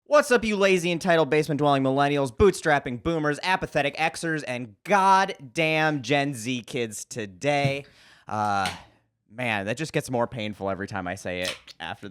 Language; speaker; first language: English; native; English